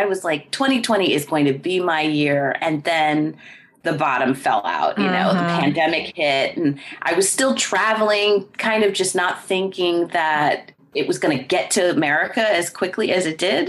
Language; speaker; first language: English; native; English